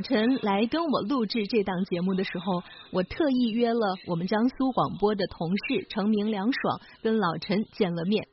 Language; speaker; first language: Chinese; native; Chinese